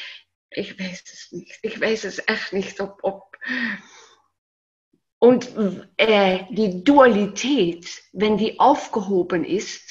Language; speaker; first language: German; non-native, fluent; Dutch